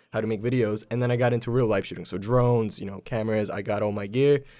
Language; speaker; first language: English; early bilingual, other home language; Polish